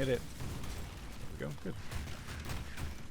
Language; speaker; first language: English; native; English